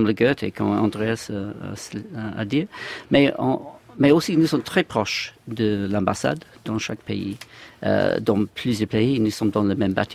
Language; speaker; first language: French; non-native, fluent; English